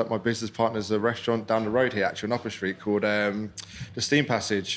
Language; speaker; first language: English; native; English